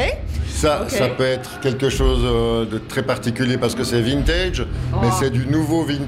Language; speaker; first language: French; native; French